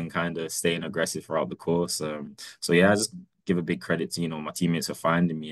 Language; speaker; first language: English; native; English